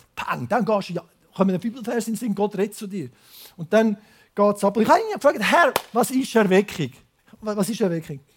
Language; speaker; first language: German; native; German